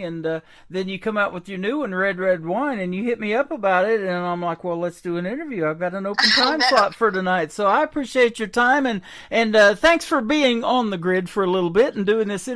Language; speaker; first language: English; native; English